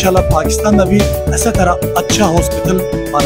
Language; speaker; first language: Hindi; non-native, learner; Turkish